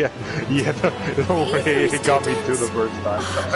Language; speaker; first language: English; native; English